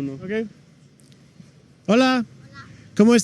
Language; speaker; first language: Spanish; non-native, learner; English